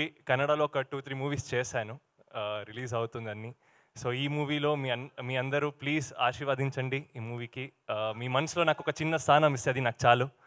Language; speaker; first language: Telugu; non-native, learner; Kannada